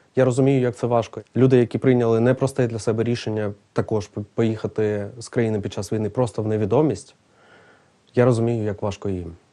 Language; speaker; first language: Ukrainian; non-native, local second language; Russian